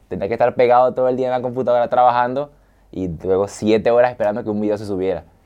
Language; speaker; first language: Spanish; native; Spanish